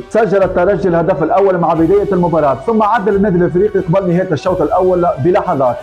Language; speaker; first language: Arabic; native; Arabic